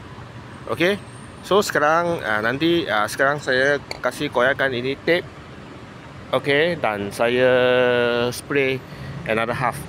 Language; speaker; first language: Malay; non-native, local second language; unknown